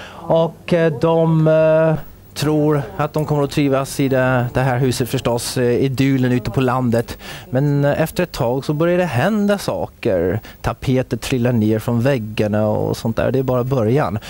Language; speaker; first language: Swedish; native; Swedish